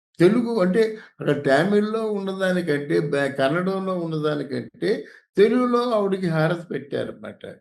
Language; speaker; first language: Telugu; native; Telugu